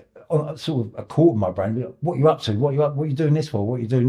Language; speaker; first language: English; native; English